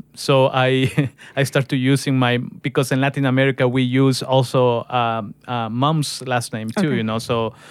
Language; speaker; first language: English; non-native, fluent; Spanish